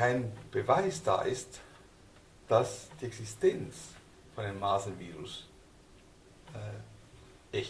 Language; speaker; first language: German; non-native, fluent; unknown